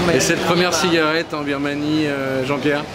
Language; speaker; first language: French; native; French